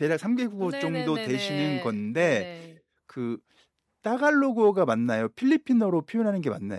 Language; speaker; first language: Korean; native; Korean